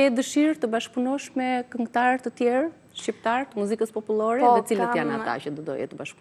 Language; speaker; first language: Albanian; native; Albanian